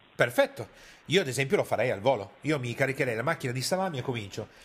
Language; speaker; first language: Italian; native; Italian